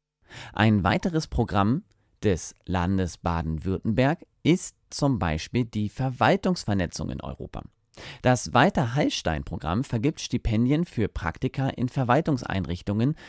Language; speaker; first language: German; native; German